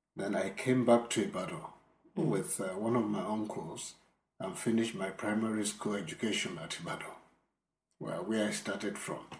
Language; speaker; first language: English; non-native, local second language; Yoruba